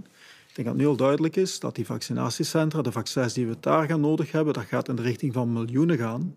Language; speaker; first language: Dutch; native; Dutch